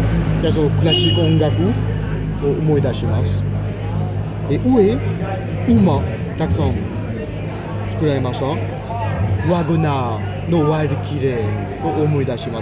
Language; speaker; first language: Japanese; non-native, fluent; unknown